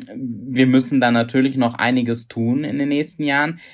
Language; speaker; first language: German; native; German